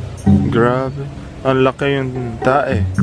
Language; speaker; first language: Filipino; non-native, learner; German